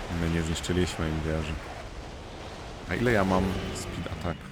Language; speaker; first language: Polish; native; Polish